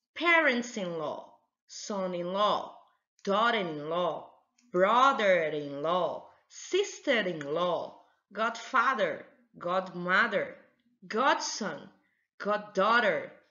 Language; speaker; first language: English; non-native, fluent; Portuguese